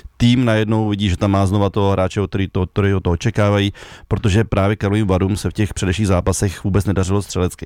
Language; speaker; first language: Czech; native; Czech